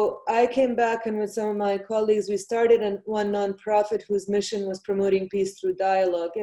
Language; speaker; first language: English; non-native, fluent; Bosnian